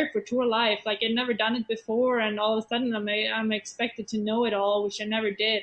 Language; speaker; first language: English; non-native, fluent; Swedish